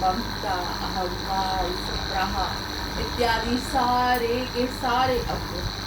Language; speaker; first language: Hindi; native; Hindi